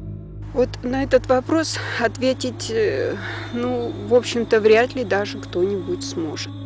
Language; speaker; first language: Russian; native; Russian